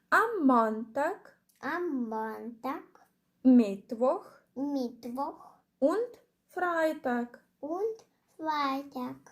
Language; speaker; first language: German; non-native, fluent; Ukrainian